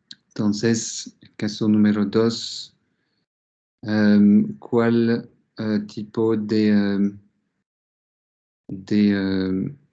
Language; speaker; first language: Spanish; non-native, fluent; French